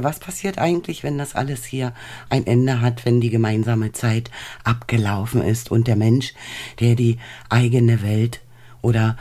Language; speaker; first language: German; native; German